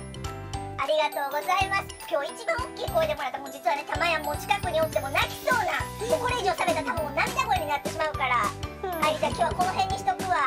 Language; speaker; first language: Japanese; native; Japanese